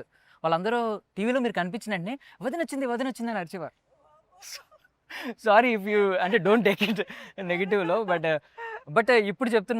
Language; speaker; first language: Telugu; native; Telugu